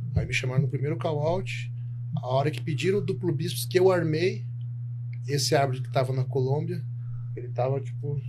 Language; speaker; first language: Portuguese; native; Portuguese